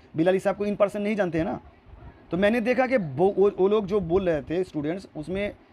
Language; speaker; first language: Hindi; non-native, local second language; Urdu